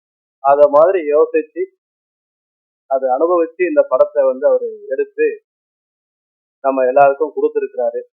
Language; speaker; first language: Tamil; native; Tamil